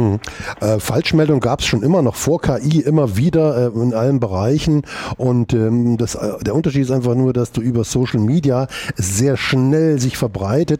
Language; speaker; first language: German; native; German